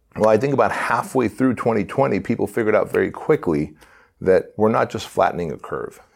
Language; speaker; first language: English; early bilingual, other home language; Armenian